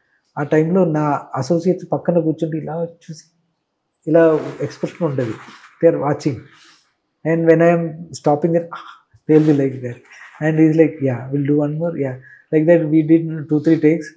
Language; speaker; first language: Telugu; non-native, learner; Malayalam